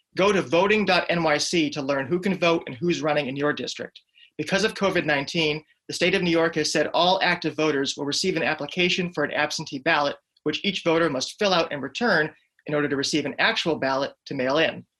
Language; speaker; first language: English; native; English